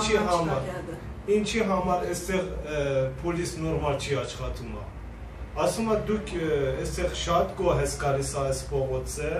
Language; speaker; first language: Armenian; non-native, learner; Persian